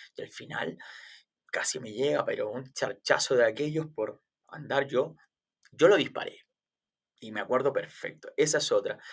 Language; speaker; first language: Spanish; native; Spanish